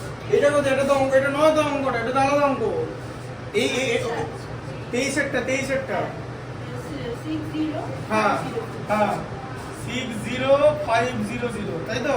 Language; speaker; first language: Bangla; native; Bangla